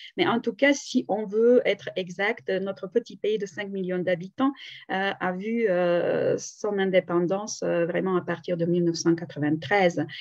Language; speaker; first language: French; non-native, fluent; Slovak